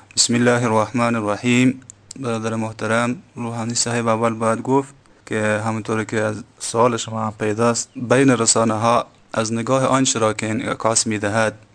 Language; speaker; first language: Persian; native; Persian